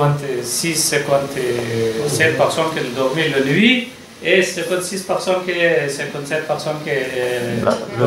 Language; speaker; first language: French; non-native, learner; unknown